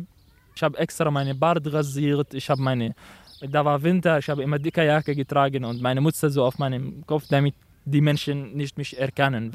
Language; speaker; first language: German; non-native, fluent; Arabic